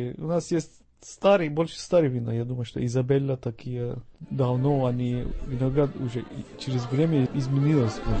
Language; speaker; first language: Russian; non-native, learner; Turkish